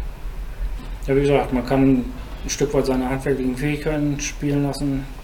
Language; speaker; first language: German; native; German